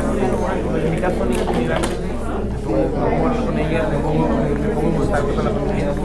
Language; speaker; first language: Spanish; non-native, local second language; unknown